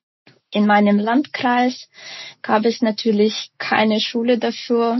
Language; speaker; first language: German; non-native, fluent; Ukrainian